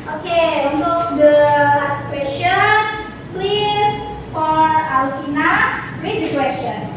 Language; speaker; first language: English; non-native, learner; Indonesian